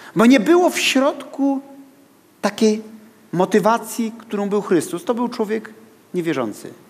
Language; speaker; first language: Polish; native; Polish